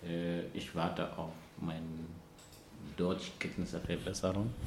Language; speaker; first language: German; non-native, learner; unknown